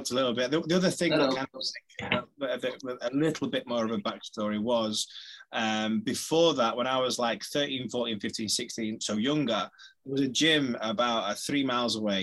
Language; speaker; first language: English; native; English